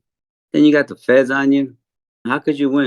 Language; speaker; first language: English; native; English